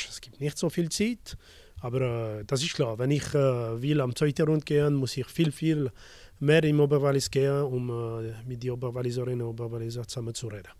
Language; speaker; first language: German; non-native, local second language; French